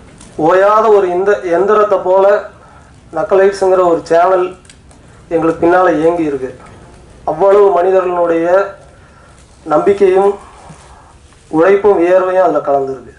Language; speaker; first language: Tamil; native; Tamil